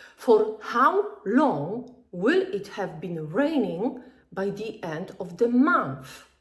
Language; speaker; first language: English; non-native, fluent; Polish